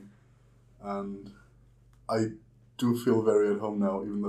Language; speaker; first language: English; non-native, fluent; German